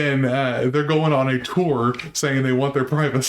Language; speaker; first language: English; native; English